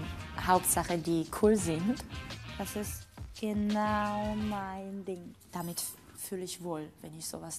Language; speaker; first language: German; non-native, fluent; Georgian